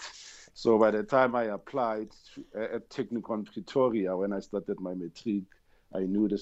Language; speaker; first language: English; non-native, local second language; Tswana